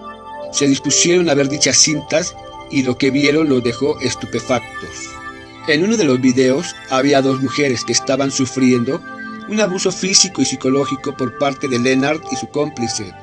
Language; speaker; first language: Spanish; native; Spanish